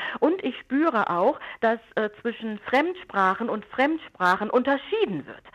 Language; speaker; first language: German; native; German